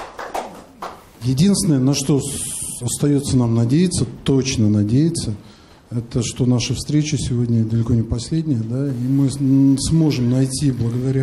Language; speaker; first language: Russian; native; Russian